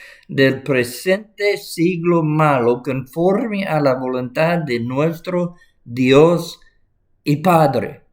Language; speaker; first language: Spanish; non-native, fluent; English